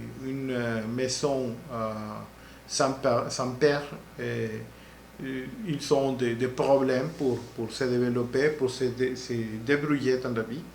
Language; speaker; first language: French; non-native, learner; Spanish